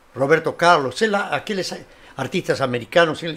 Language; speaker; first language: Portuguese; non-native, fluent; Spanish